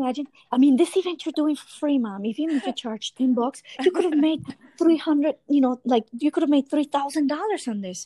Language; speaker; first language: English; non-native, fluent; Spanish